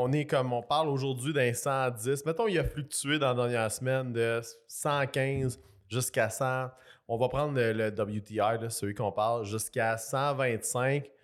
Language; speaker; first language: French; native; French